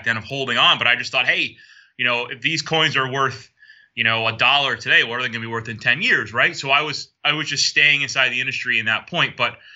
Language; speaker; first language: English; native; English